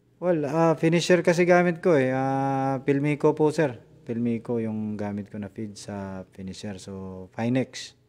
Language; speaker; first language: Filipino; non-native, local second language; Cebuano